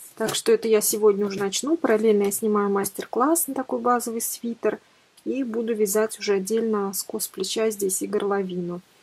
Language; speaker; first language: Russian; native; Russian